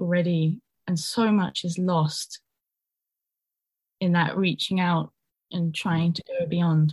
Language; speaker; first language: English; native; English